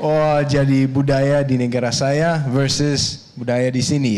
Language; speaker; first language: Indonesian; non-native, learner; Danish